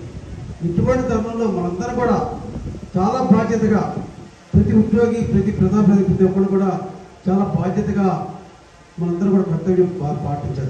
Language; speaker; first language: Telugu; native; Telugu